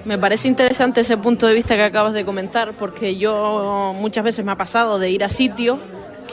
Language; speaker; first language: Spanish; native; Spanish